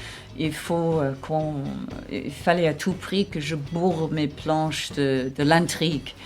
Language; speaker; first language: French; non-native, fluent; English